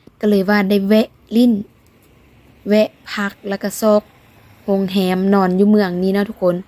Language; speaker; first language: Thai; non-native, local second language; Northeastern Thai